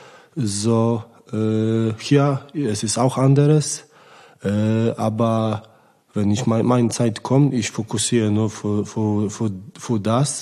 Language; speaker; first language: German; non-native, learner; Polish